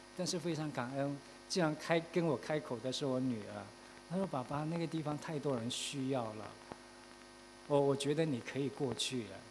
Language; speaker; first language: Chinese; native; Chinese